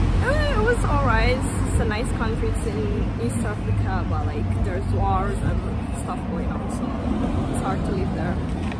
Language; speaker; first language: English; early bilingual, other home language; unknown